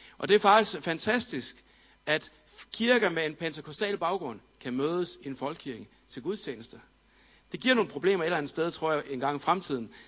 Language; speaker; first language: Danish; native; Danish